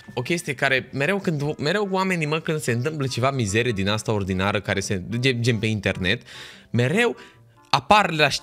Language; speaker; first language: Romanian; native; Romanian